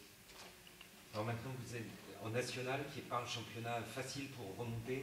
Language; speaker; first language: French; native; French